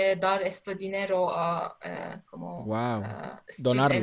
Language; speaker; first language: Spanish; non-native, learner; Turkish